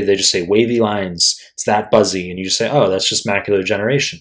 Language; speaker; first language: English; native; English